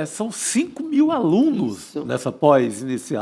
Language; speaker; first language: Portuguese; native; Portuguese